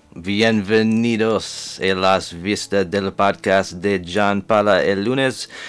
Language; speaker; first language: Spanish; non-native, learner; English